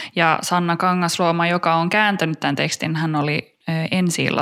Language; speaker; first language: Finnish; early bilingual, heritage; Finnish